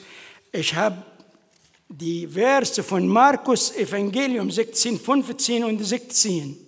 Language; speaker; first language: German; non-native, fluent; Arabic